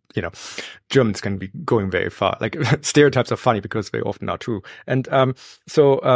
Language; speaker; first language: English; non-native, fluent; German